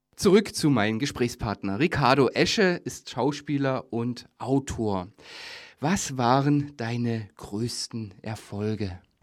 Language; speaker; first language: German; native; German